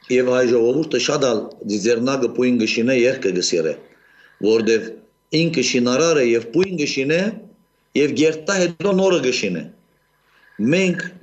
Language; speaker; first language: Armenian; native; Armenian